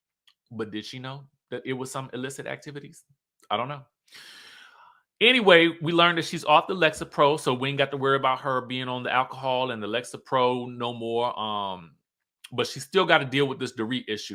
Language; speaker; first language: English; native; English